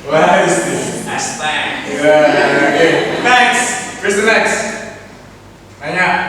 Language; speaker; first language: English; non-native, fluent; Indonesian